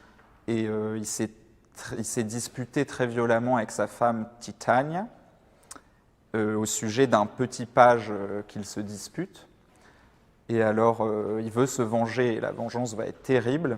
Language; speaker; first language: French; native; French